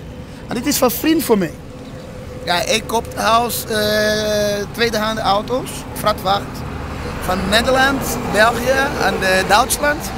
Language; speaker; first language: Dutch; non-native, learner; Portuguese